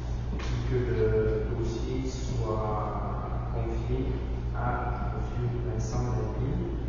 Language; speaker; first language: French; native; French